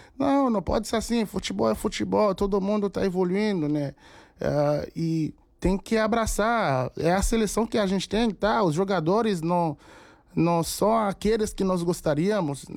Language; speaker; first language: Portuguese; non-native, fluent; Haitian Creole